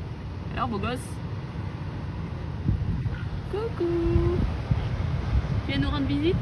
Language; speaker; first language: French; native; French